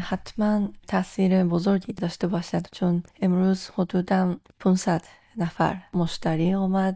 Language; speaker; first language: Persian; non-native, fluent; Japanese